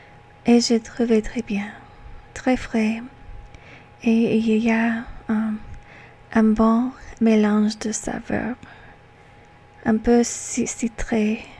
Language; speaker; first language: French; non-native, learner; English